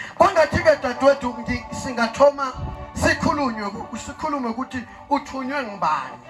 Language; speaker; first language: Zulu; non-native, local second language; South Ndebele